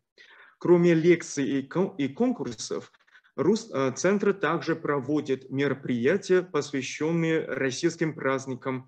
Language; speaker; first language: Russian; non-native, fluent; Chinese